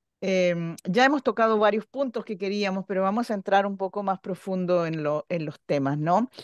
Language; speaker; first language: Spanish; native; Spanish